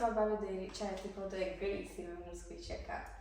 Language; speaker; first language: Albanian; early bilingual, heritage; Albanian